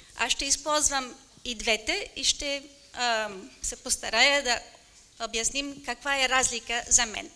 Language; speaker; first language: Bulgarian; non-native, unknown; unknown